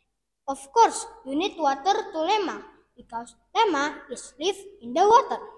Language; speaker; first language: English; non-native, learner; Indonesian